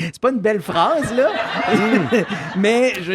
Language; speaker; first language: French; native; French